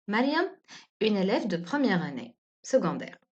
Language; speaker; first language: French; non-native, local second language; Arabic